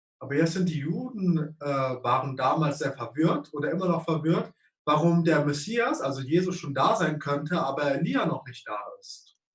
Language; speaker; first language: German; native; German